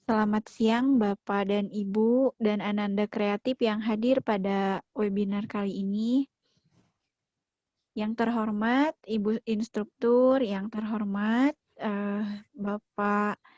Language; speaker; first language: Indonesian; native; Indonesian